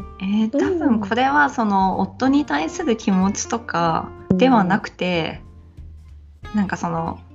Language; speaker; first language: Japanese; native; Japanese